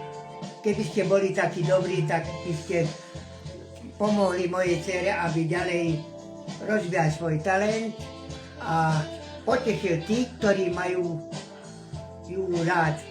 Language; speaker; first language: Slovak; non-native, local second language; Romany